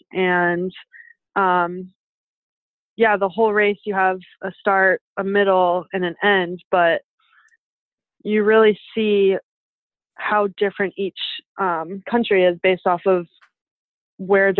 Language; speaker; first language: English; native; English